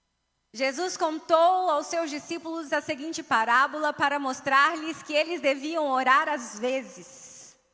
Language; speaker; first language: Portuguese; native; Portuguese